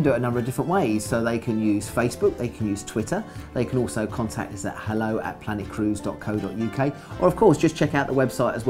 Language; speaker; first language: English; native; English